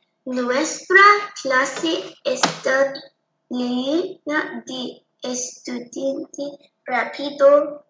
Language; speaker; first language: Spanish; non-native, learner; English